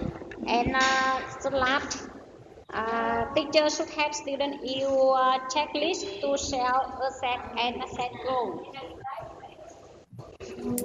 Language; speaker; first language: English; non-native, learner; Vietnamese